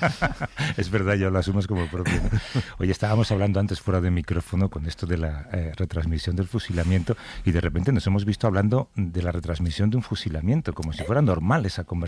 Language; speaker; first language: Spanish; native; Spanish